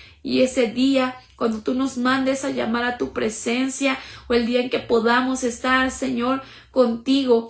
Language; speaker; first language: Spanish; native; Spanish